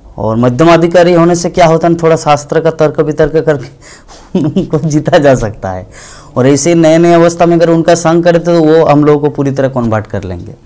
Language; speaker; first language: Hindi; non-native, local second language; Bangla